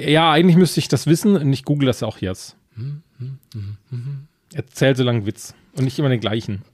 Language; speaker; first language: German; native; German